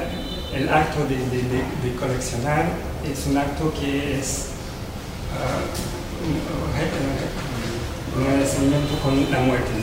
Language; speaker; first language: Spanish; non-native, fluent; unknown